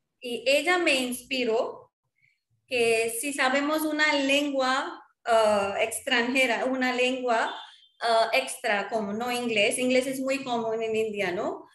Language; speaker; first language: Spanish; non-native, fluent; Marwari